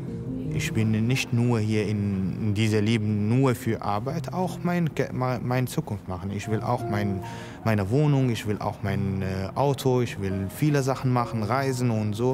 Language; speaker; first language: German; non-native, learner; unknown